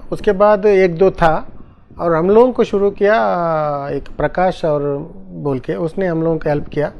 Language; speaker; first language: Hindi; non-native, local second language; Tulu